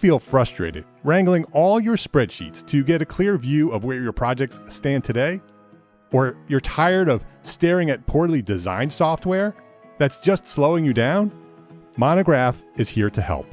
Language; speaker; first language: English; native; English